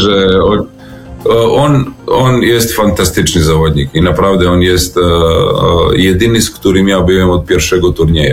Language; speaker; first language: Polish; non-native, learner; Serbian